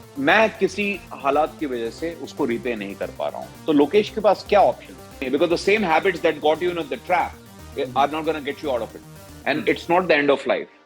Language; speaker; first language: Hindi; native; Hindi